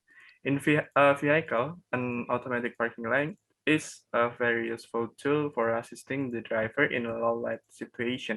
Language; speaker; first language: English; non-native, learner; Indonesian